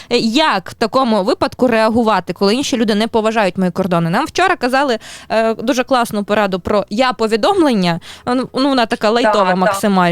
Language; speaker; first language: Ukrainian; native; Ukrainian